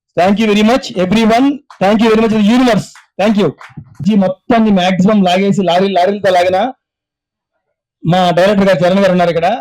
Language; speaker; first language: Telugu; native; Telugu